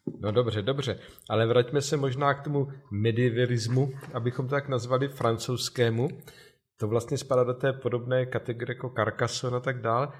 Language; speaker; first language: Czech; native; Czech